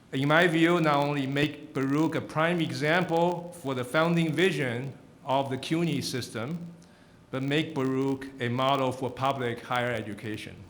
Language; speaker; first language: English; non-native, fluent; Chinese